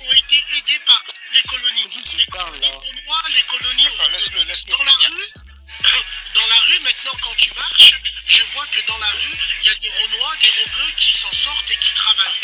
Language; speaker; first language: French; early bilingual, other home language; Arabic